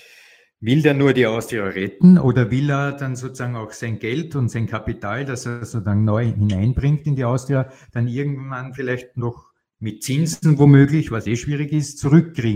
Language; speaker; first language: German; native; German